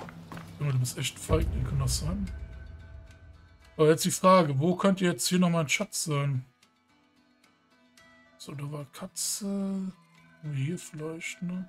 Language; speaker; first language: German; native; German